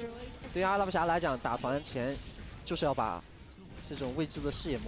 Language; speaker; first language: Chinese; native; Chinese